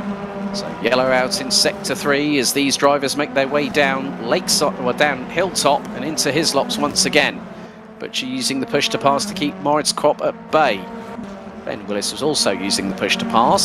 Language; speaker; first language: English; native; English